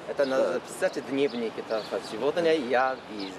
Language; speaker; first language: Russian; non-native, learner; Korean